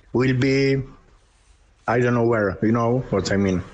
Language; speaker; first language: English; non-native, learner; Polish